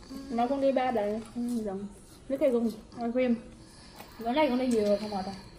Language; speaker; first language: Vietnamese; early bilingual, heritage; Vietnamese